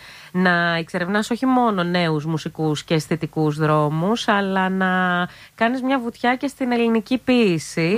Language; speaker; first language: Greek; native; Greek